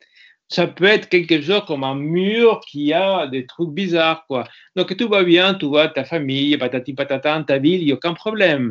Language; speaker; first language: French; non-native, fluent; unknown